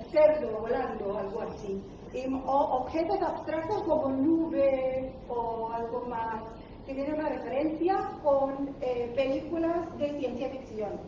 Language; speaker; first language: Spanish; non-native, learner; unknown